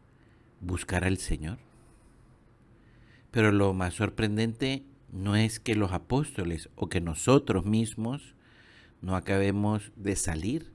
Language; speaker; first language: Spanish; native; Spanish